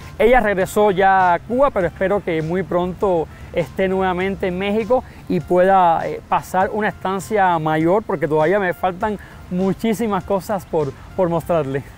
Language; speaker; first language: Spanish; native; Spanish